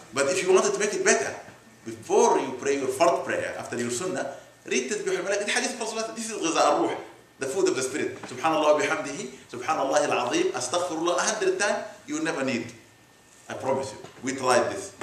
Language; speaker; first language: English; non-native, fluent; Arabic